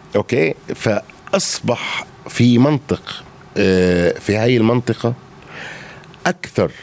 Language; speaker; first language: Arabic; native; Arabic